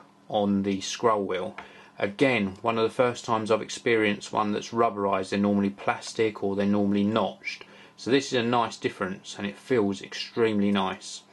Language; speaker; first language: English; native; English